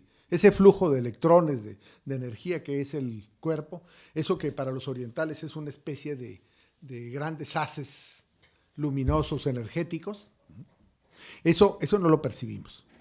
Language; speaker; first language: Spanish; native; Spanish